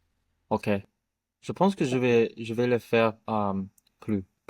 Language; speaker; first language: French; non-native, learner; English